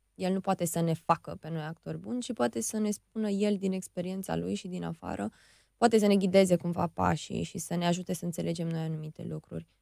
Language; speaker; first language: Romanian; native; Romanian